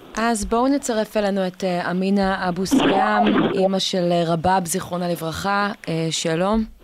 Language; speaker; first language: Hebrew; native; Hebrew